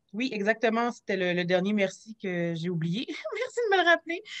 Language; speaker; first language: French; native; French